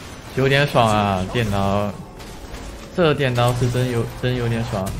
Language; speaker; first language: Chinese; native; Chinese